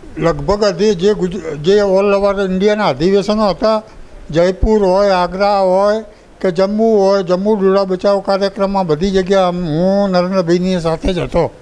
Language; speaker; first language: Gujarati; non-native, local second language; Sindhi